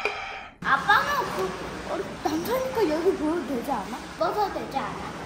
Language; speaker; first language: Korean; early bilingual, other home language; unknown